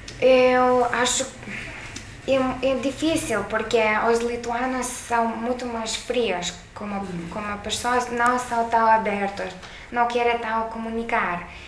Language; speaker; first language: Portuguese; non-native, learner; Lithuanian